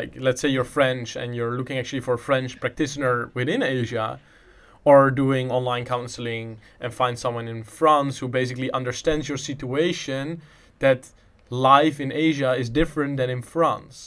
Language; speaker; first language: English; non-native, fluent; Dutch